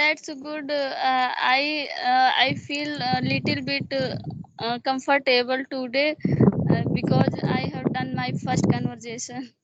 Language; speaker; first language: English; non-native, learner; Hindi